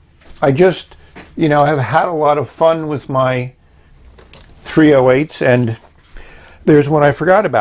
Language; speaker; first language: English; native; English